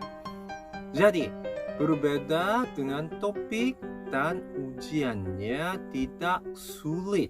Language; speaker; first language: Indonesian; non-native, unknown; Korean